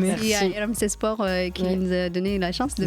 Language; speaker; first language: French; non-native, fluent; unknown